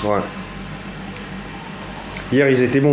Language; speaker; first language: French; native; French